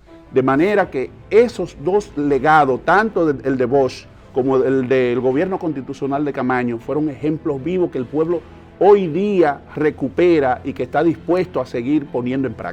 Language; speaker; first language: Spanish; native; Spanish